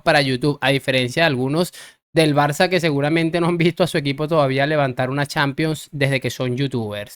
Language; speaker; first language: Spanish; native; Spanish